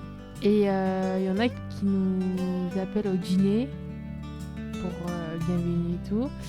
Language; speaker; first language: French; early bilingual, other home language; Turkish